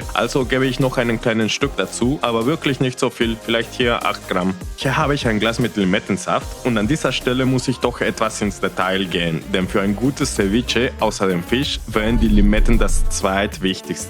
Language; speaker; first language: German; non-native, fluent; Spanish